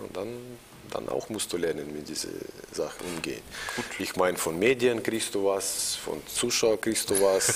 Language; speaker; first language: German; non-native, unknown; Russian